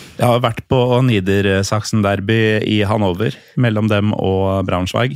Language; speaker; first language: Norwegian; native; Norwegian